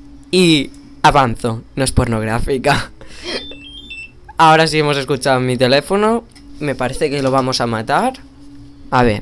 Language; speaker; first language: Spanish; native; Spanish